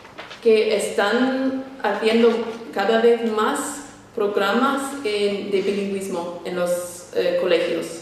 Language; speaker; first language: Spanish; non-native, fluent; English